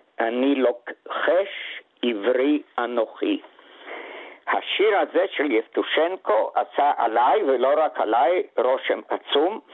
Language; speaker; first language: Hebrew; non-native, fluent; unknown